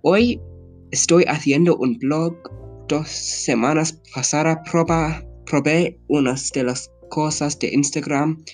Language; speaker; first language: Spanish; non-native, learner; English